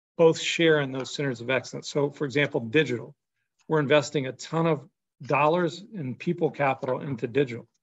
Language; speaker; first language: English; native; English